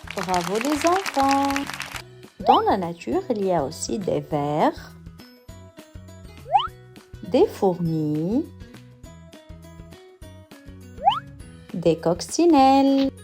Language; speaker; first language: French; non-native, local second language; Arabic